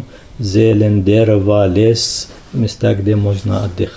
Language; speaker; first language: Russian; non-native, fluent; Arabic